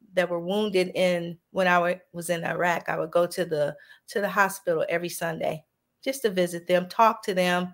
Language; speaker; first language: English; native; English